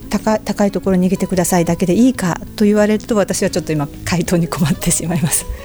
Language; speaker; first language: Japanese; native; Japanese